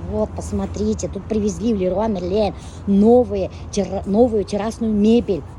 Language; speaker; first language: Russian; non-native, local second language; Bashkir